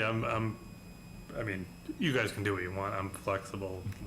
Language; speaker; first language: English; native; English